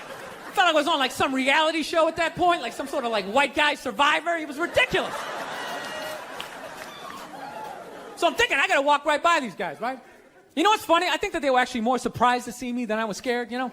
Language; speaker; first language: English; native; English